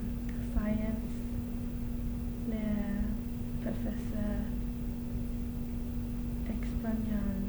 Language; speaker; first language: French; non-native, learner; English